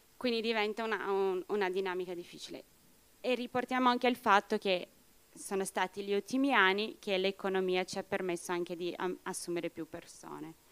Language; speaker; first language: Italian; non-native, fluent; Portuguese